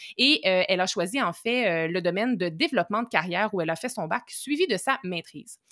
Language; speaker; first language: French; native; French